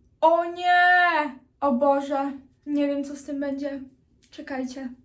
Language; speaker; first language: Polish; early bilingual, heritage; Polish